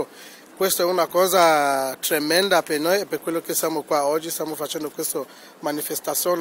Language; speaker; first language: Italian; non-native, fluent; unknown